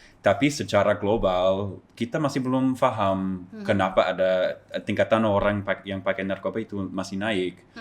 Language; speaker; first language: Indonesian; non-native, fluent; English